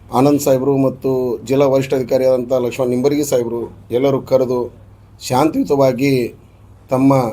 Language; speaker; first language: Kannada; non-native, local second language; Urdu